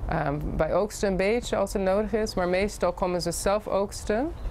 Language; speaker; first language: Dutch; non-native, fluent; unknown